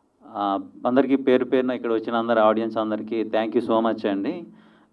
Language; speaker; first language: Telugu; native; Telugu